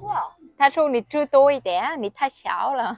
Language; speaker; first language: Chinese; non-native, fluent; Vietnamese